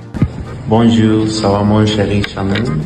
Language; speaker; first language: French; non-native, learner; Spanish